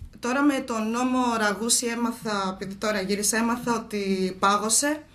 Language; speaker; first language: Greek; early bilingual, other home language; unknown